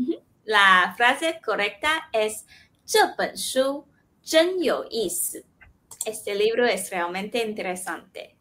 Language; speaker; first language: Spanish; non-native, fluent; Chinese